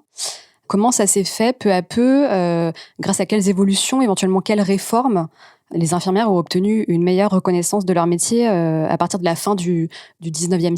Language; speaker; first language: French; native; French